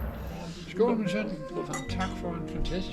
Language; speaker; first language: Danish; native; Danish